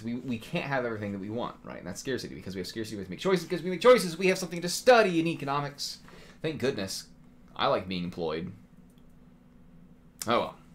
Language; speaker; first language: English; native; English